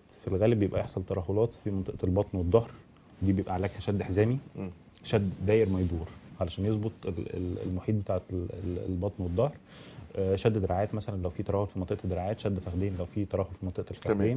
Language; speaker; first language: Arabic; native; Arabic